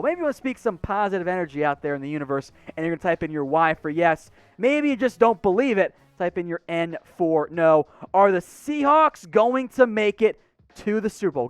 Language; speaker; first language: English; native; English